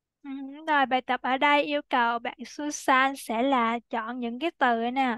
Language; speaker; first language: Vietnamese; native; Vietnamese